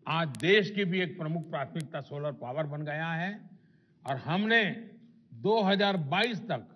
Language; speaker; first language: Hindi; non-native, local second language; Gujarati